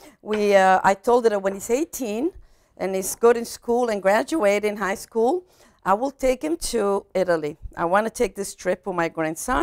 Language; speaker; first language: English; non-native, fluent; Italian